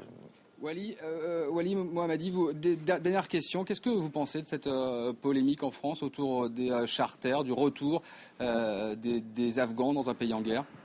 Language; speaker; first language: French; native; French